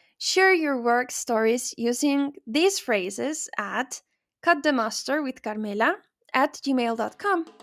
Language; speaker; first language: English; non-native, fluent; Spanish